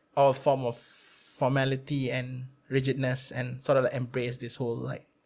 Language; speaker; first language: English; non-native, local second language; Malay